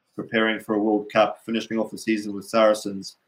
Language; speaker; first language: English; native; English